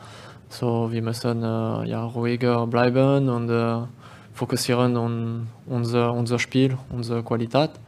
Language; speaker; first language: German; non-native, learner; French